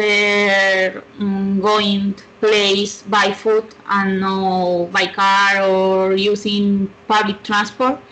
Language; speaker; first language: English; non-native, learner; Spanish